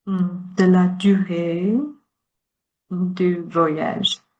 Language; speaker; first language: French; non-native, learner; Chinese